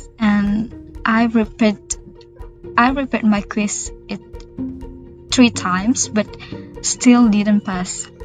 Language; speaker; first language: English; non-native, learner; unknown